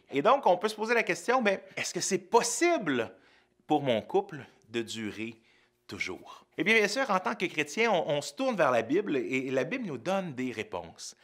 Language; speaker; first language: French; native; French